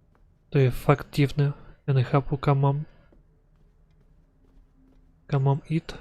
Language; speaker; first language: Czech; non-native, learner; Ukrainian